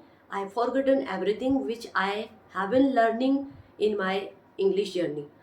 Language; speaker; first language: English; non-native, learner; Hindi